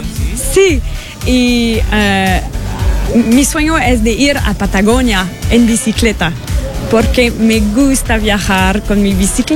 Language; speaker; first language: Spanish; non-native, learner; French